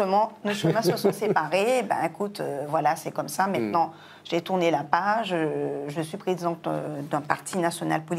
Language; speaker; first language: French; non-native, local second language; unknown